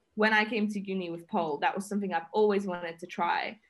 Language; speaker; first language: English; native; English